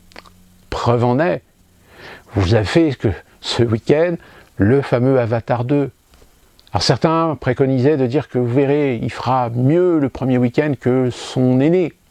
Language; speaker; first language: French; native; French